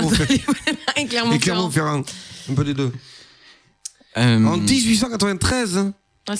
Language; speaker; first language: French; native; French